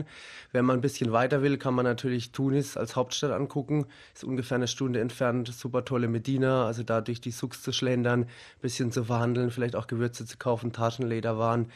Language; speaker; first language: German; native; German